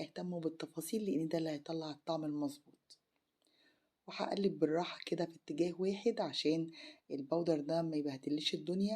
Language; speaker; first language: Arabic; native; Arabic